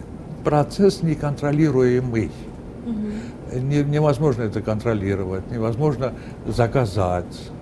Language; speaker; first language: Russian; non-native, fluent; Armenian